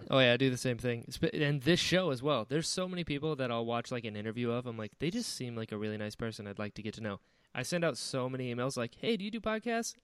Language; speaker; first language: English; native; English